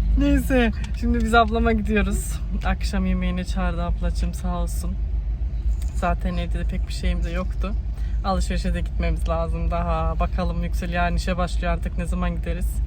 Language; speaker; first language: Turkish; early bilingual, heritage; Turkish